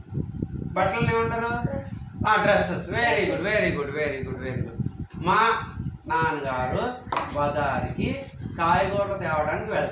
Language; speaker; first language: Telugu; native; Telugu